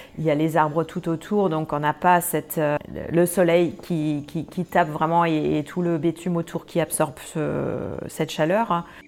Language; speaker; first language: French; non-native, fluent; German